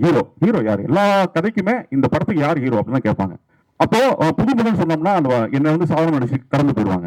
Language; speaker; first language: Tamil; native; Tamil